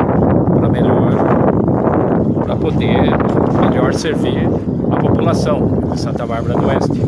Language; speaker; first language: Portuguese; native; Portuguese